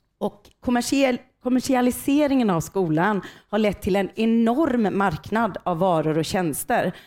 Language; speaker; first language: Swedish; native; Swedish